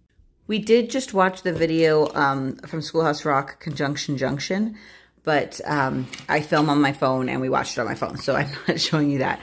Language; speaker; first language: English; native; English